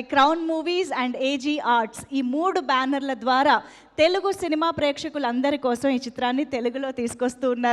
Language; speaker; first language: Telugu; native; Telugu